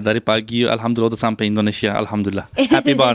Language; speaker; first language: Indonesian; non-native, learner; Turkish